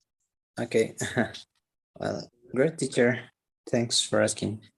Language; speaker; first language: English; non-native, learner; Spanish